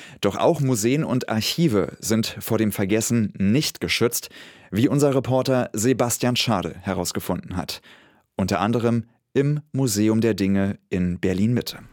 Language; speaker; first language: German; native; German